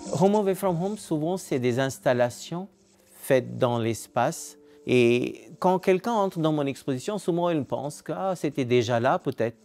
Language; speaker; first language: French; non-native, fluent; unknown